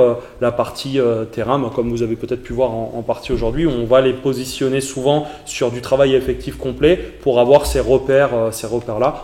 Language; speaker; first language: French; native; French